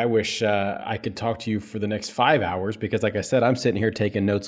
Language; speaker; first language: English; native; English